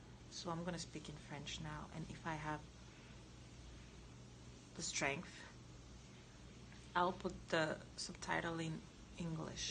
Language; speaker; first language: English; non-native, fluent; French